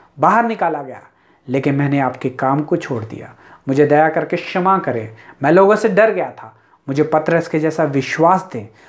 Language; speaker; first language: Hindi; non-native, local second language; Telugu